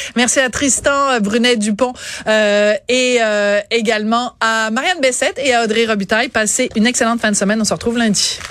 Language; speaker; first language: French; native; French